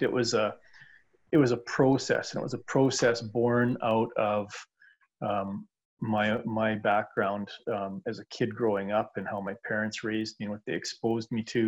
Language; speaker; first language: English; native; English